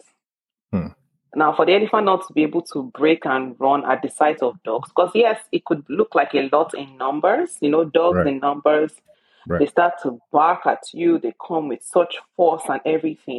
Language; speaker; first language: English; non-native, local second language; Yoruba